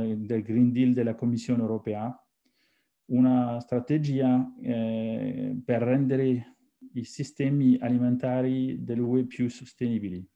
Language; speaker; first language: Italian; non-native, fluent; French